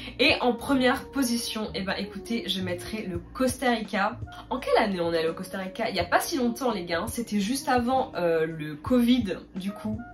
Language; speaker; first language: French; native; French